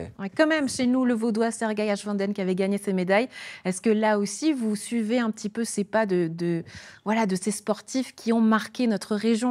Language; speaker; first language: French; native; French